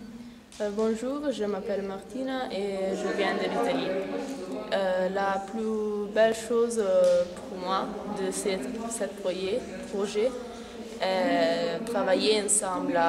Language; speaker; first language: French; non-native, learner; Italian